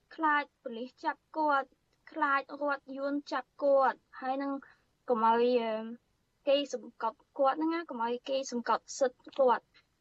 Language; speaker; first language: Khmer; early bilingual, heritage; Khmer